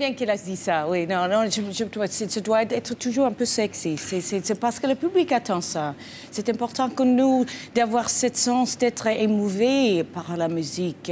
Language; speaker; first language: French; non-native, fluent; English